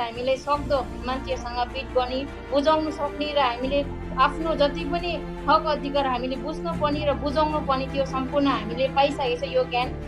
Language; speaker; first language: Nepali; non-native, local second language; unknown